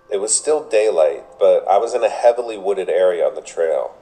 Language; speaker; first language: English; native; English